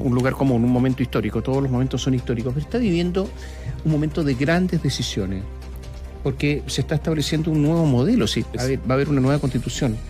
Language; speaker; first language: Spanish; native; Spanish